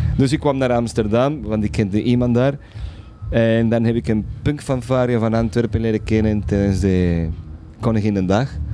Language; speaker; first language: Dutch; non-native, fluent; Spanish